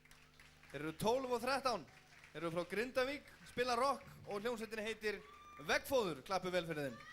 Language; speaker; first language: Icelandic; native; Icelandic